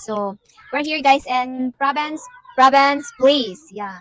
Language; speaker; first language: English; non-native, local second language; Cebuano